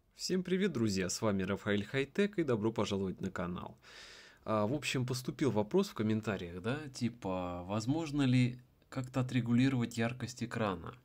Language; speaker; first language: Russian; native; Russian